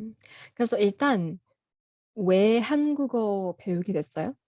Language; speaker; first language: Korean; non-native, fluent; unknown